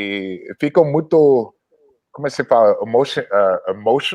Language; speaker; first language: Portuguese; non-native, learner; English